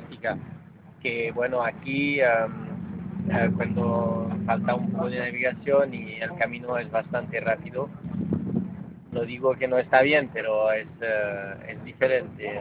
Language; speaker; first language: Spanish; non-native, fluent; French